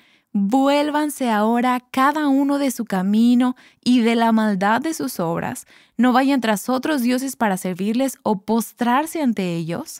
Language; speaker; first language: Spanish; native; Spanish